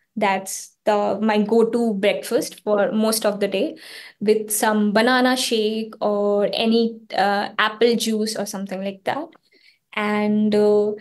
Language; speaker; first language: English; non-native, local second language; Hindi